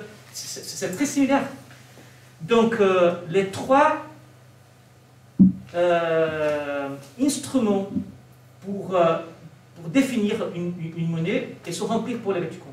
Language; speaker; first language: French; non-native, learner; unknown